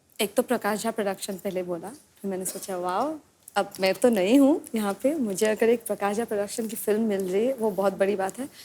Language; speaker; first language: Hindi; non-native, local second language; Assamese